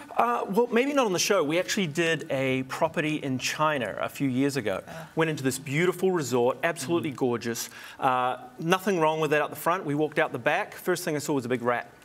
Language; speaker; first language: English; native; English